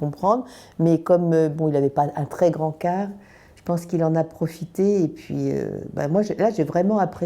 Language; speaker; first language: French; native; French